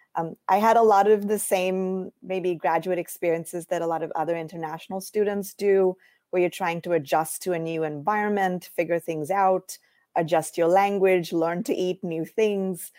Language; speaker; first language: English; non-native, local second language; Tamil